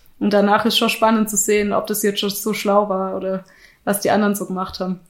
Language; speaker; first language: German; native; German